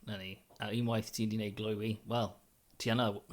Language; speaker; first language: Welsh; non-native, local second language; English